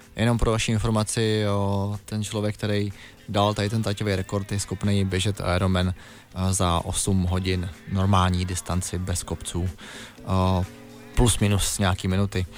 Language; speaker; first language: Czech; native; Czech